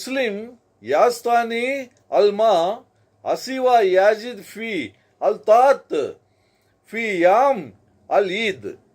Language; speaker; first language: Arabic; non-native, learner; Telugu